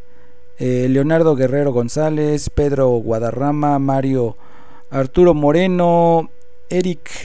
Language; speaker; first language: Spanish; native; Spanish